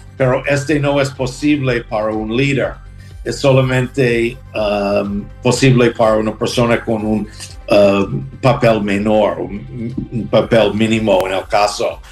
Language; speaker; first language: Spanish; non-native, learner; English